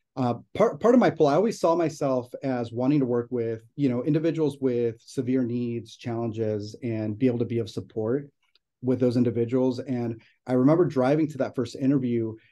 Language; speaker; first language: English; native; English